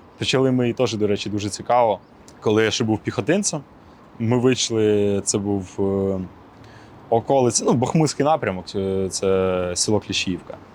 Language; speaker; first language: Ukrainian; non-native, local second language; Russian